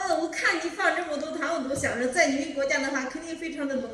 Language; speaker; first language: Chinese; native; Chinese